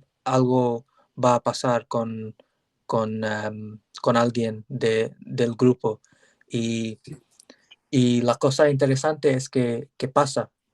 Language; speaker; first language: Spanish; non-native, learner; English